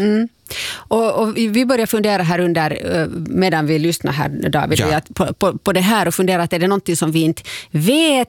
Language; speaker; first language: Swedish; native; Swedish